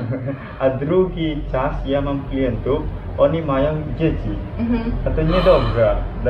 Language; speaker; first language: Polish; non-native, learner; Balinese